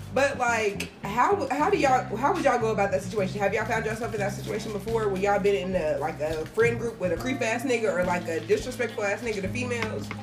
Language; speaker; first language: English; native; English